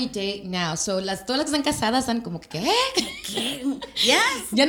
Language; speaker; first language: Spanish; early bilingual, heritage; Spanish